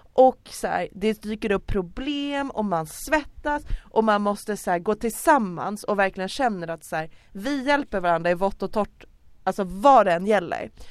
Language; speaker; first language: Swedish; native; Swedish